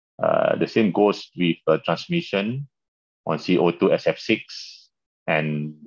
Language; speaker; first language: English; non-native, local second language; Malay